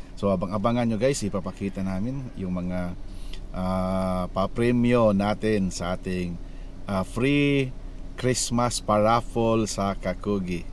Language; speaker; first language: Filipino; non-native, local second language; Cebuano